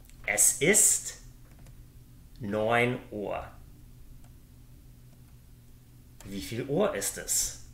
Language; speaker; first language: German; non-native, fluent; English